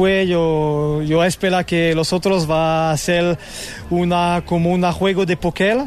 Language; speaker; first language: Spanish; non-native, learner; French